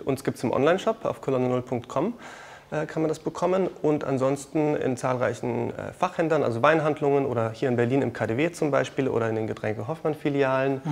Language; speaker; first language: German; native; German